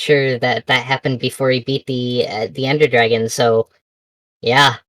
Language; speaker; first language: English; native; English